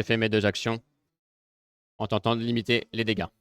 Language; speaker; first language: French; native; French